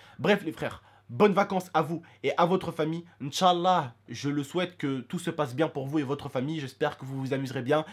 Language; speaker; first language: French; native; French